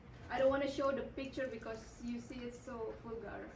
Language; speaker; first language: English; non-native, local second language; Indonesian